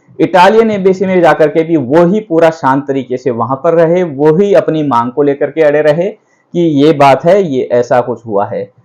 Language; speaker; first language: Hindi; native; Hindi